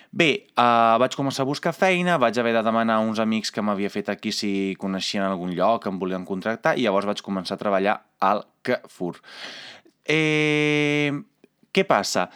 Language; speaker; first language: Catalan; non-native, fluent; Italian